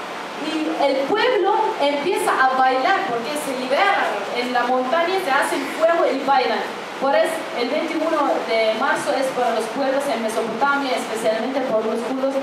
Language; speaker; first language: Spanish; non-native, fluent; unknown